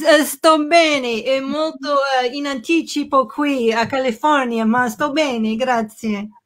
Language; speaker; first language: Italian; non-native, learner; English